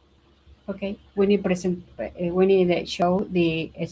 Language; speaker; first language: English; non-native, learner; Spanish